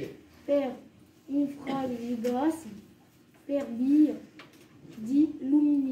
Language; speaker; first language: Italian; non-native, learner; French